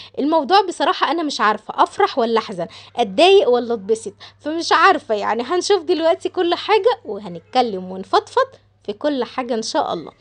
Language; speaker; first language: Egyptian Arabic; native; Egyptian Arabic